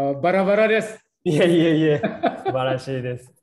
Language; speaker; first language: Japanese; non-native, learner; Indonesian